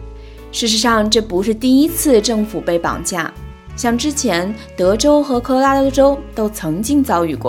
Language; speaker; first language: Chinese; native; Chinese